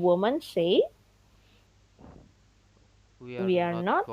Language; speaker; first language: English; non-native, fluent; Indonesian